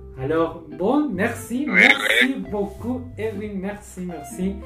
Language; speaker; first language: French; non-native, learner; Spanish